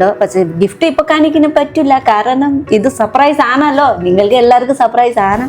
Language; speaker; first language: Malayalam; non-native, learner; Nepali